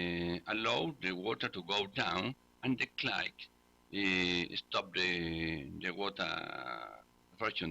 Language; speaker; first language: English; non-native, learner; Spanish